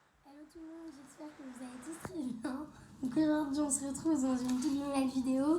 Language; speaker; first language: French; native; French